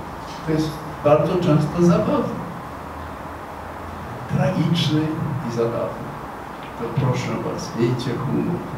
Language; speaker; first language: Polish; non-native, fluent; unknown